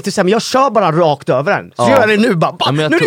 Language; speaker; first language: Swedish; native; Swedish